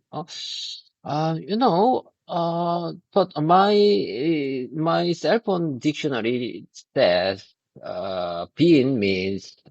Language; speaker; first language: English; non-native, learner; Korean